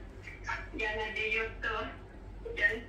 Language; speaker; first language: Indonesian; non-native, local second language; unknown